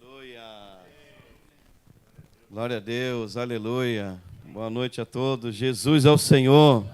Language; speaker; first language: Portuguese; native; Portuguese